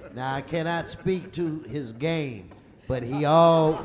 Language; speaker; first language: English; early bilingual, other home language; Spanish